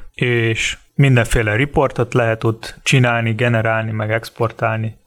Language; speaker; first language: Hungarian; non-native, fluent; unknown